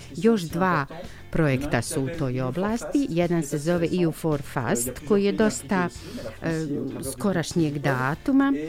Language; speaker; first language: Bosnian; non-native, fluent; French